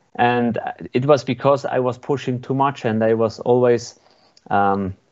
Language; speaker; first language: English; non-native, learner; Swiss German